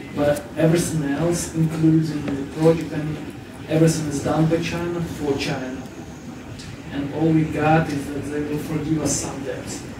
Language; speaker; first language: English; non-native, fluent; Russian